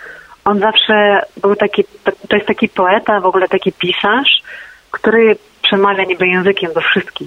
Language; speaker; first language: Polish; non-native, fluent; Ukrainian